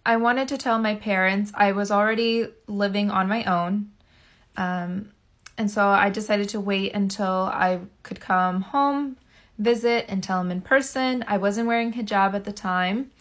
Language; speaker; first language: English; native; English